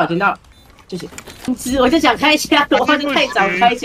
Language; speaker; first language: Chinese; native; Chinese